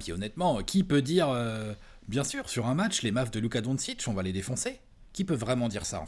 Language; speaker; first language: French; native; French